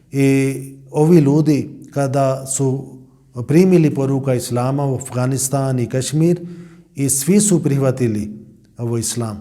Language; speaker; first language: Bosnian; non-native, learner; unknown